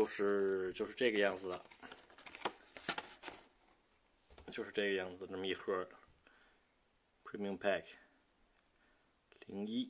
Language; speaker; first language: Chinese; native; Chinese